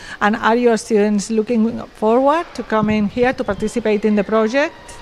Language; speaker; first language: English; non-native, fluent; Catalan